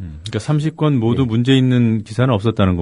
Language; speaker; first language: Korean; native; Korean